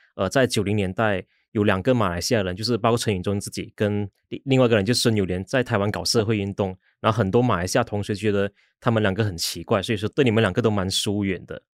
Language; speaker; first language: Chinese; native; Chinese